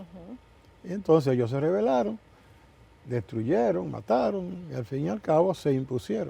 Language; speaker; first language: Spanish; native; Spanish